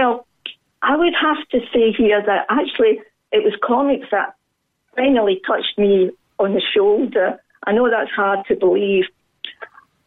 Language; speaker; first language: English; native; English